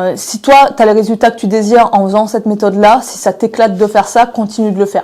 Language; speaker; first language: French; native; French